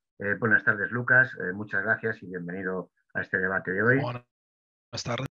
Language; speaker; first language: Spanish; native; Spanish